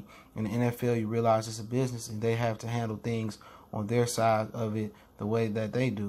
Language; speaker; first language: English; native; English